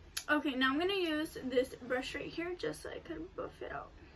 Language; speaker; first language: English; early bilingual, other home language; Spanish